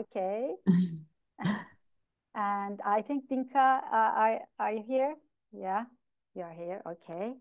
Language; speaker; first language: English; non-native, learner; Turkish